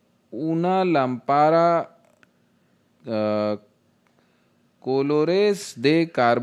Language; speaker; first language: Spanish; non-native, learner; Hindi